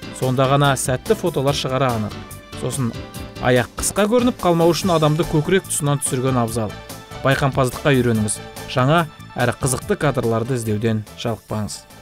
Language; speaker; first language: Kazakh; native; Kazakh